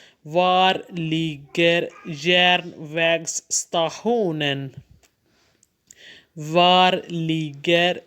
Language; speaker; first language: Swedish; non-native, learner; Urdu